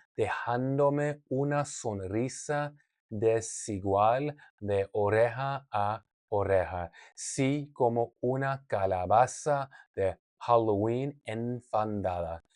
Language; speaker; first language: Spanish; non-native, learner; English